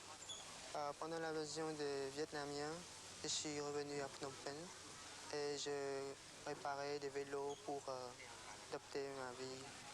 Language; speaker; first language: French; non-native, local second language; Khmer